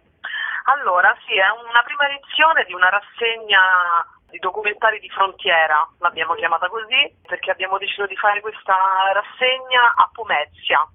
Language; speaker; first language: Italian; native; Italian